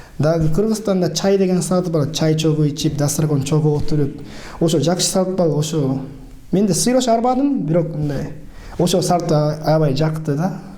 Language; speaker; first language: Kyrgyz; non-native, learner; Japanese